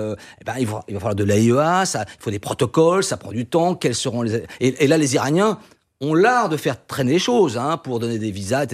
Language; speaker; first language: French; native; French